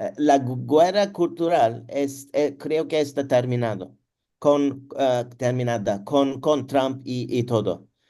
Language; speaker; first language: Spanish; non-native, learner; Turkish